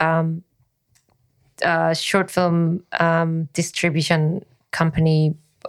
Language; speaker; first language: English; non-native, fluent; Korean